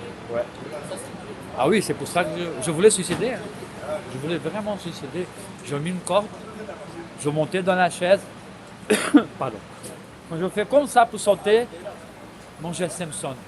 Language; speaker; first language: French; non-native, fluent; Portuguese